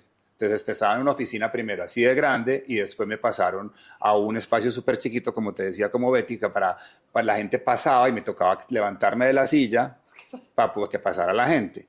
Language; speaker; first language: Spanish; native; Spanish